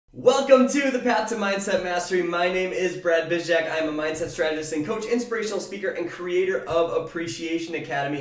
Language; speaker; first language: English; native; English